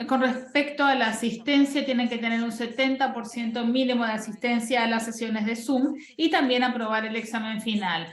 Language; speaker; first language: Spanish; non-native, fluent; Portuguese